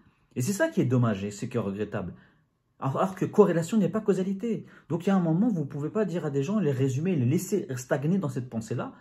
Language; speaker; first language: French; native; French